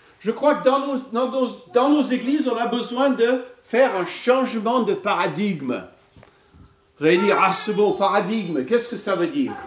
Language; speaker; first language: French; non-native, fluent; English